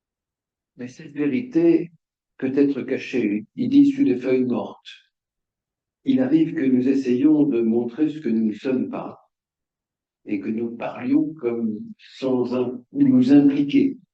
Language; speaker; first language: French; native; French